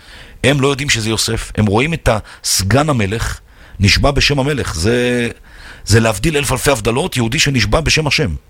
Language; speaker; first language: Hebrew; native; Hebrew